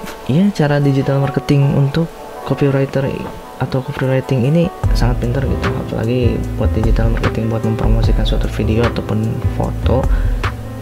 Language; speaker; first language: Indonesian; native; Indonesian